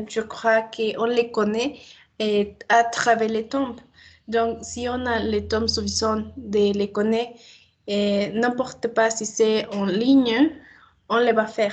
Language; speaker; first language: French; non-native, learner; Spanish